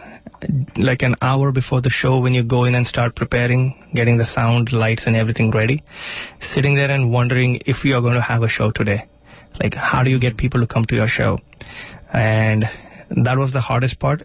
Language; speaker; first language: English; non-native, local second language; Marathi